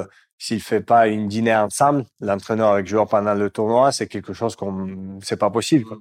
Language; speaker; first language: French; non-native, fluent; Russian